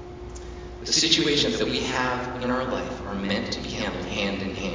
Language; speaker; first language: English; native; English